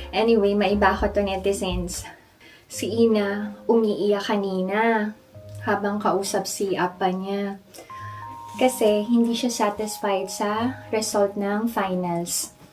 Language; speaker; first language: Filipino; native; Filipino